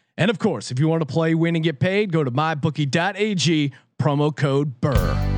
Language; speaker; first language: English; native; English